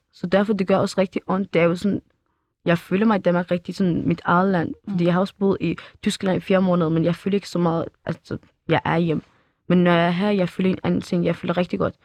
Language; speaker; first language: Danish; early bilingual, other home language; Kurdish